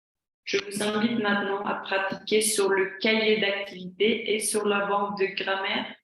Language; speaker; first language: French; non-native, fluent; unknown